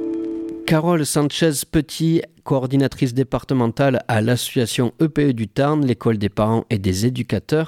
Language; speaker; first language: French; native; French